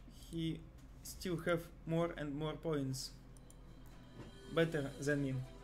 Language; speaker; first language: English; non-native, learner; Russian